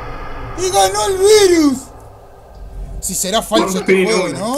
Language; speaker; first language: Spanish; native; Spanish